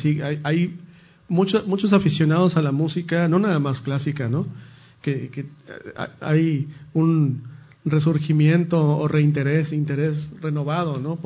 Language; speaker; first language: Spanish; native; Spanish